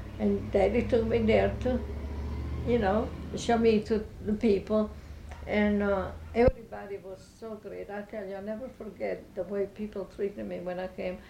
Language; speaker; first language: English; non-native, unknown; Italian